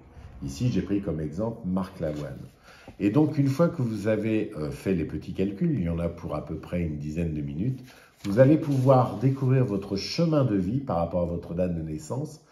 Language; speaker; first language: French; native; French